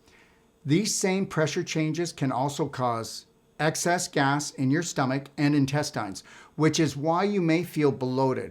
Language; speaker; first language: English; native; English